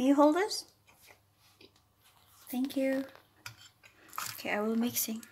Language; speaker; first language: English; non-native, learner; Indonesian